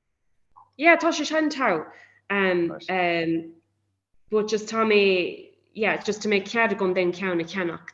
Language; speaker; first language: Irish; non-native, local second language; English